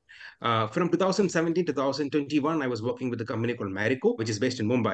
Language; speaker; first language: English; non-native, local second language; Malayalam